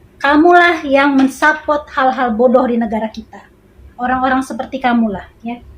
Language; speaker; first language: Indonesian; native; Indonesian